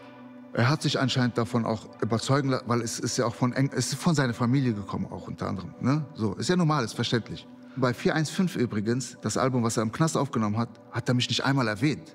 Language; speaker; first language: German; early bilingual, other home language; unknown